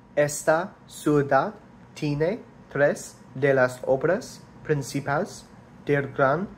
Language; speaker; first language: Spanish; non-native, learner; English